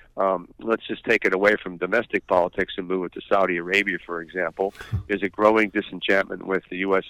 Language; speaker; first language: English; native; English